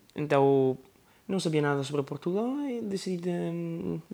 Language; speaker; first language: Portuguese; non-native, learner; Italian